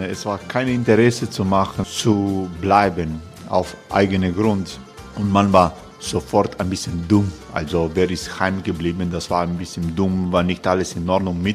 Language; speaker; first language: German; non-native, learner; Croatian